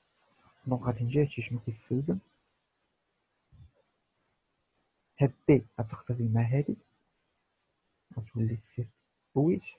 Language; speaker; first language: Arabic; native; Arabic